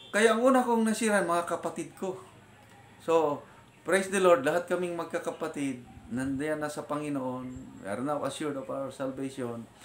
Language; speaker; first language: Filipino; non-native, local second language; Iloko